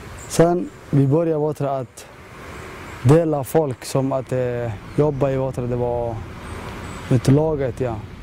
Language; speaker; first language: Swedish; non-native, learner; Somali